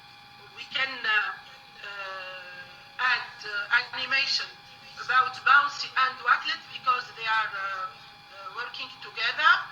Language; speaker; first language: English; non-native, learner; Arabic